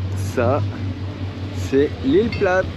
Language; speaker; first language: French; native; French